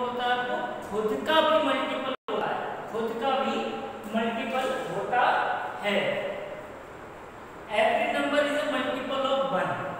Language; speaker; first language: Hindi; native; Hindi